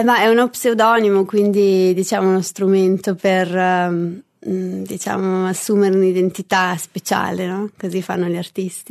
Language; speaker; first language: Italian; native; Italian